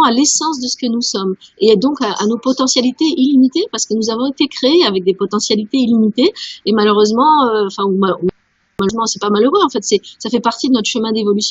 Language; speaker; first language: French; native; French